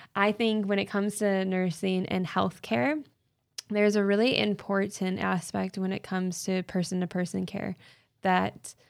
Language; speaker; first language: English; native; English